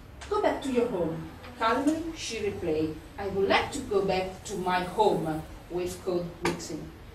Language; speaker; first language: English; non-native, fluent; Italian